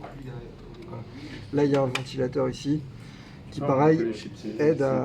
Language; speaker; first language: French; native; French